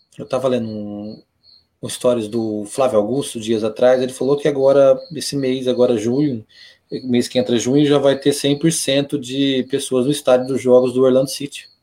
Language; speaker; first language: Portuguese; native; Portuguese